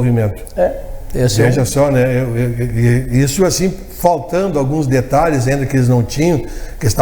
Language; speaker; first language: Portuguese; native; Portuguese